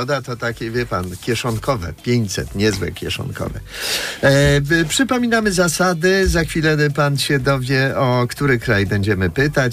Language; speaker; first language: Polish; native; Polish